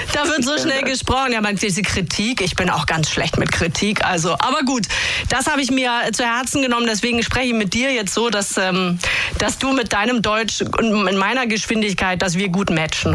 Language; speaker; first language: German; native; German